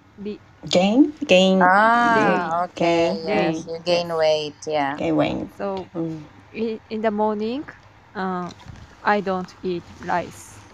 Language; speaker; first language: English; non-native, learner; Japanese